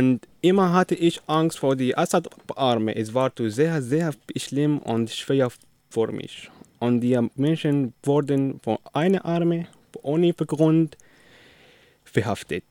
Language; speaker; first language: German; non-native, learner; Arabic